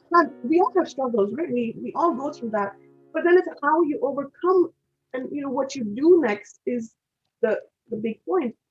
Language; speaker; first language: English; non-native, local second language; Hindi